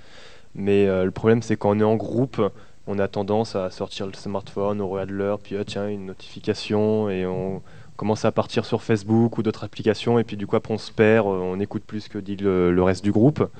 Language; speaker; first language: French; native; French